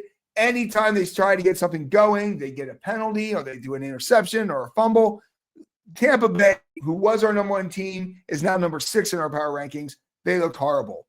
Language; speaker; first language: English; native; English